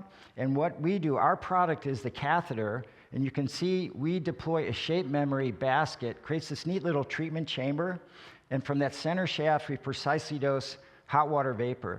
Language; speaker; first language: English; native; English